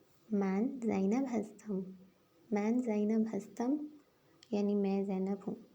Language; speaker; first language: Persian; non-native, fluent; Urdu